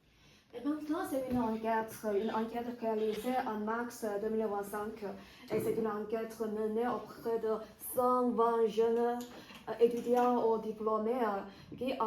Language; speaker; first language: French; non-native, learner; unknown